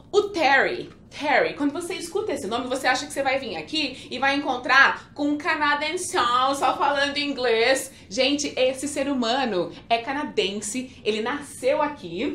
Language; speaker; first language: Portuguese; native; Portuguese